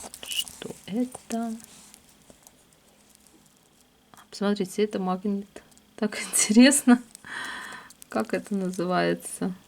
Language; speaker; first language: Russian; native; Russian